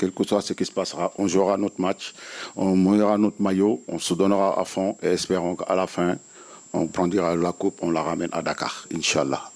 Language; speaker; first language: French; non-native, local second language; Wolof